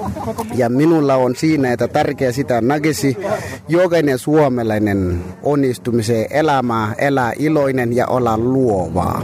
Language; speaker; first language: Finnish; non-native, fluent; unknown